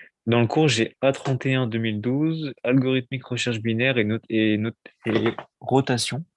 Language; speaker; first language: French; native; French